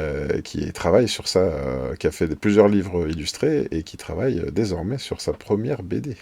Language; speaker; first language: French; native; French